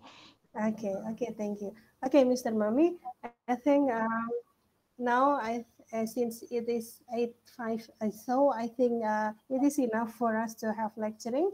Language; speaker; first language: English; non-native, learner; Indonesian